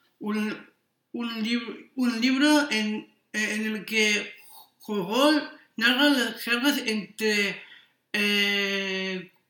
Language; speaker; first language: Spanish; non-native, local second language; Catalan